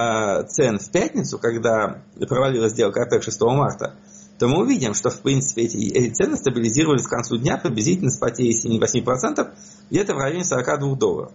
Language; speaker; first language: Russian; native; Russian